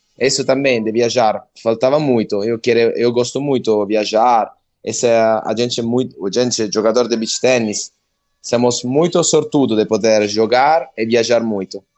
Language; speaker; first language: Portuguese; non-native, learner; Italian